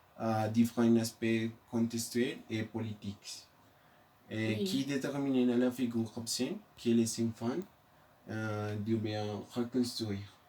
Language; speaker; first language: French; non-native, learner; Spanish